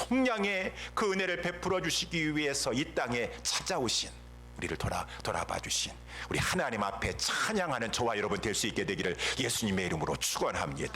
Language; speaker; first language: Korean; native; Korean